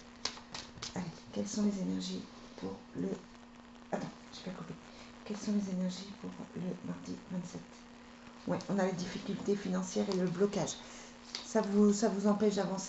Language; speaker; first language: French; native; French